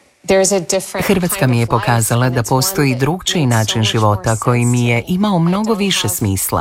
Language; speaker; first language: Croatian; non-native, fluent; English